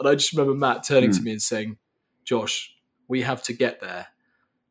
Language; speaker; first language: English; native; English